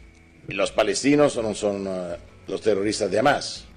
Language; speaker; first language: Spanish; non-native, fluent; Italian